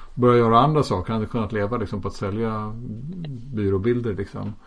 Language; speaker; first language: Swedish; native; Swedish